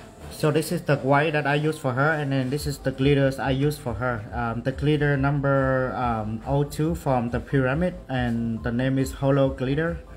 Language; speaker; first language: English; non-native, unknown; Vietnamese